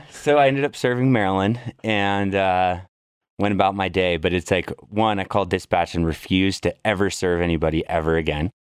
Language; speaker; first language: English; native; English